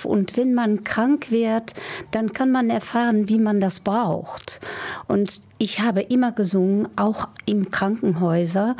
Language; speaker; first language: German; non-native, fluent; Dutch